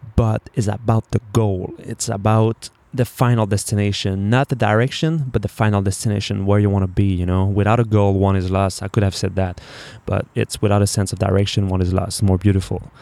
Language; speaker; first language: English; non-native, fluent; French